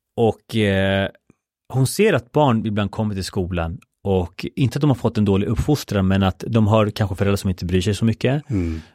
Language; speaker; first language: Swedish; early bilingual, other home language; Spanish